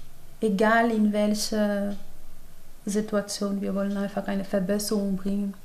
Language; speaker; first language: German; non-native, fluent; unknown